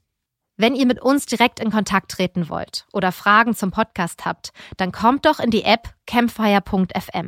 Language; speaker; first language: German; native; German